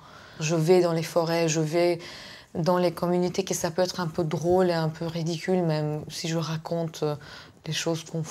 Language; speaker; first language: French; non-native, fluent; Persian